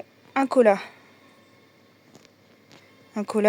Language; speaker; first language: French; native; French